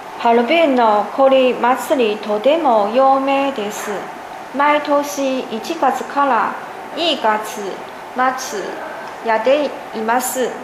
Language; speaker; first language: Japanese; non-native, learner; Chinese